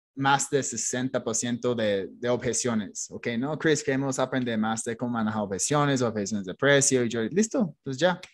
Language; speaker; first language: Spanish; non-native, fluent; English